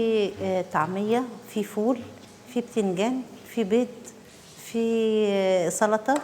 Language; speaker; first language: Arabic; native; Arabic